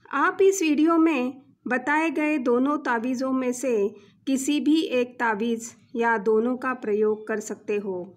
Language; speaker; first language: Hindi; non-native, local second language; Marathi